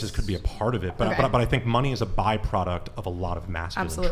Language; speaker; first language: English; native; English